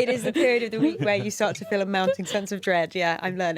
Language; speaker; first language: English; native; English